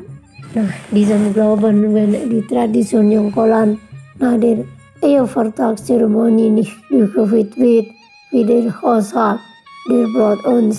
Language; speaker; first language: German; non-native, fluent; Indonesian